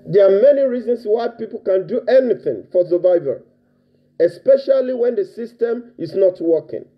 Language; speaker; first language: English; non-native, local second language; Yoruba